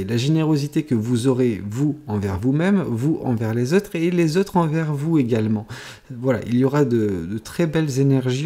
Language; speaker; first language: French; native; French